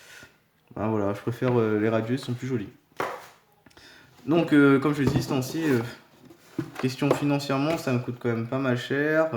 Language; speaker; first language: French; native; French